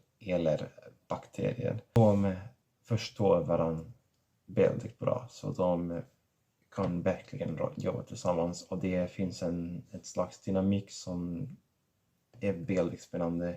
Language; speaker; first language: Swedish; non-native, fluent; Catalan